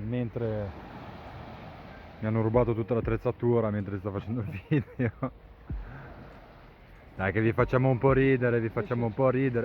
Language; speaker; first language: Italian; native; Italian